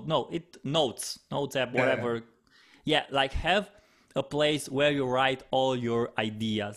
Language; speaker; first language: English; non-native, fluent; Romanian